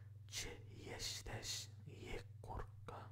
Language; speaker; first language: Polish; non-native, learner; English